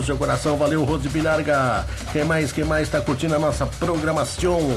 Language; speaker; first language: Portuguese; native; Portuguese